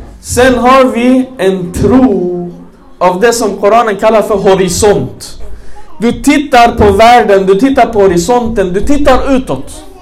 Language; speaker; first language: Swedish; early bilingual, other home language; Arabic